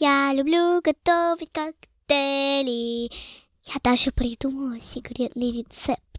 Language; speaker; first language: Russian; early bilingual, heritage; Russian